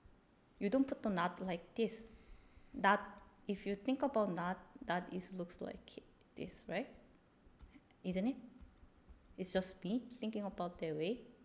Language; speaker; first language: English; non-native, fluent; Korean